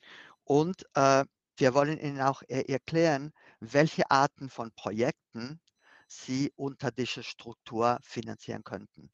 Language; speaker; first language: German; non-native, fluent; Spanish